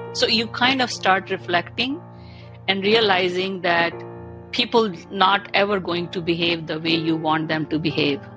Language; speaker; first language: English; non-native, local second language; Punjabi